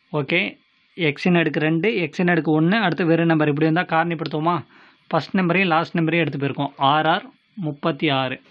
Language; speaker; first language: Tamil; native; Tamil